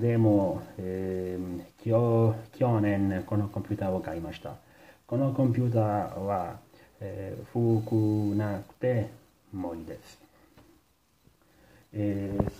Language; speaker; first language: Japanese; non-native, learner; Italian